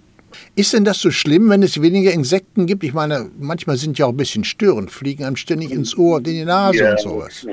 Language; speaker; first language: German; native; German